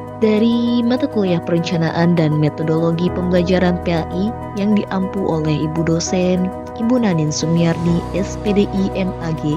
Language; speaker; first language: Indonesian; native; Indonesian